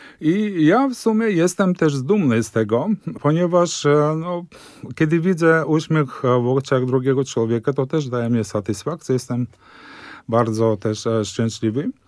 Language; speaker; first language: Polish; early bilingual, heritage; Polish